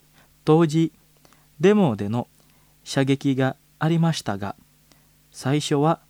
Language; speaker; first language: Japanese; non-native, fluent; Indonesian